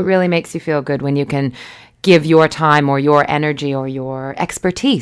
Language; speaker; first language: English; native; English